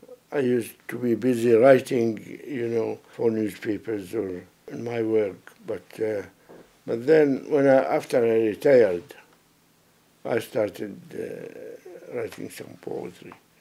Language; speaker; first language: English; non-native, fluent; Arabic